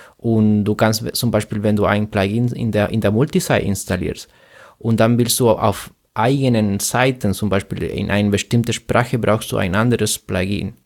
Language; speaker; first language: German; non-native, fluent; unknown